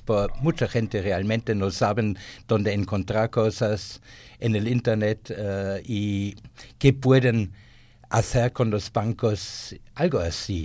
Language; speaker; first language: Spanish; non-native, fluent; German